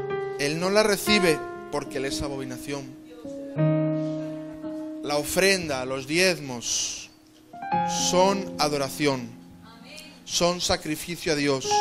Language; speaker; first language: Spanish; native; Spanish